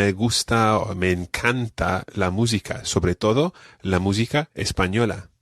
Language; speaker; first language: Spanish; non-native, fluent; English